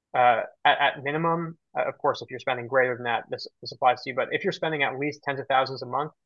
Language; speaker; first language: English; native; English